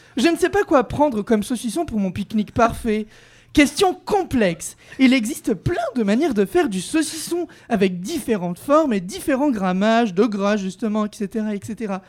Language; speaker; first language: French; native; French